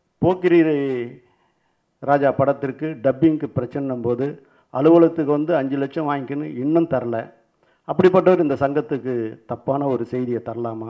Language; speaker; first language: Tamil; native; Tamil